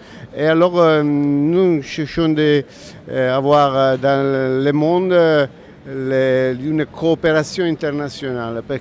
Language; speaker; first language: French; non-native, learner; Italian